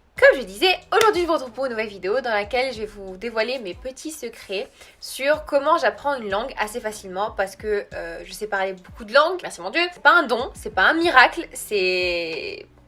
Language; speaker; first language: French; early bilingual, other home language; Arabic